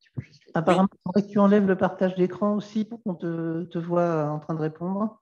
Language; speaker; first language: French; native; French